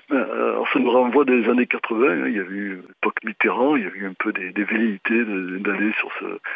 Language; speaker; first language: French; native; French